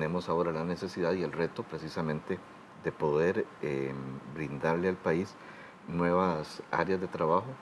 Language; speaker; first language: Spanish; native; Spanish